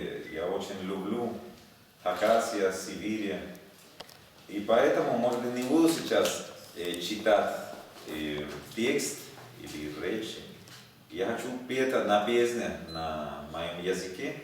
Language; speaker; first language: Russian; non-native, learner; Spanish